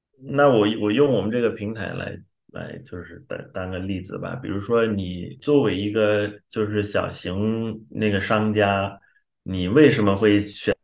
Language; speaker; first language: Chinese; non-native, fluent; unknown